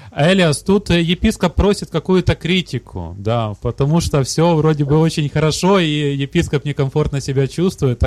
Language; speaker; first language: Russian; non-native, local second language; Ukrainian